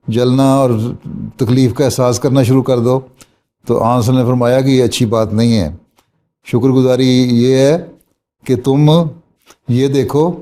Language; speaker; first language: Urdu; native; Urdu